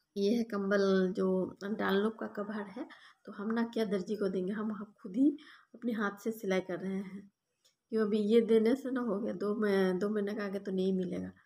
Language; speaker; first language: Hindi; non-native, local second language; Bangla